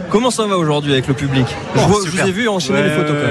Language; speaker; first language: French; native; French